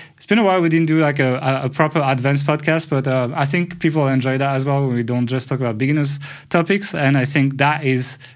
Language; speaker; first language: English; non-native, fluent; French